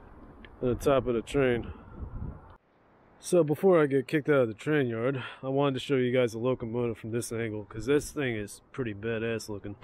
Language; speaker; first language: English; native; English